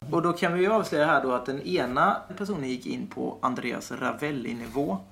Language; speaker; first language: Swedish; native; Swedish